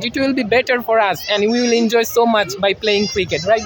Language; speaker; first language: English; non-native, fluent; Bangla